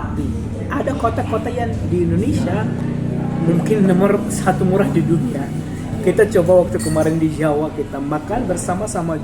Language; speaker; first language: Indonesian; non-native, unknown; Arabic